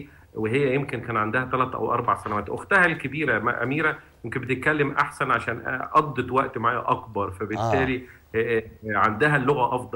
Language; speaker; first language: Arabic; native; Arabic